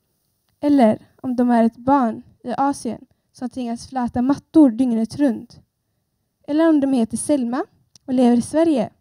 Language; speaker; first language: Swedish; early bilingual, other home language; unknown